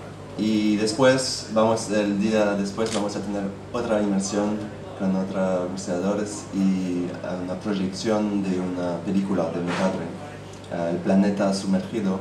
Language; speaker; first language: Spanish; non-native, fluent; French